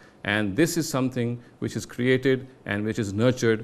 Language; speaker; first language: English; non-native, local second language; Urdu